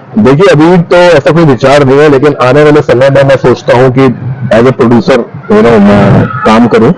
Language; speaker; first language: Hindi; non-native, local second language; Sindhi